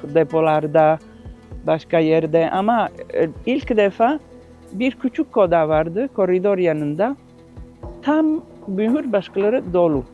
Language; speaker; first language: Turkish; non-native, learner; Italian